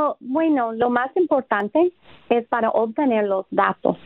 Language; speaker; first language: Spanish; non-native, fluent; English